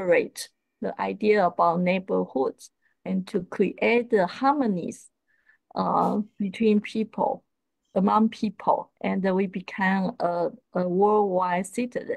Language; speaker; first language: English; non-native, fluent; Chinese